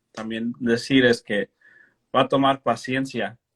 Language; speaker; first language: Spanish; early bilingual, heritage; Spanish